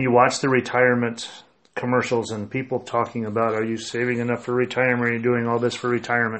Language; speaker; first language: English; native; English